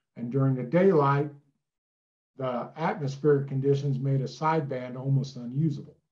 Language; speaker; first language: English; native; English